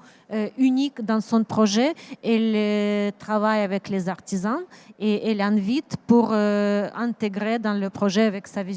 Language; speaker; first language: French; non-native, learner; Ukrainian